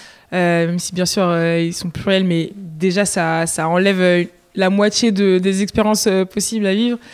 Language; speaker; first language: French; native; French